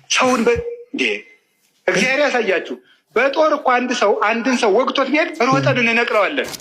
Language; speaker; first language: Amharic; native; Amharic